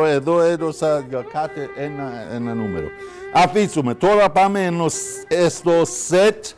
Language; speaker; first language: Greek; non-native, fluent; Persian